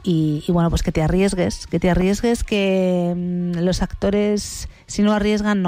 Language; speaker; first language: Spanish; native; Spanish